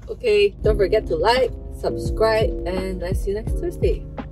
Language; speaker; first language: English; non-native, local second language; Chinese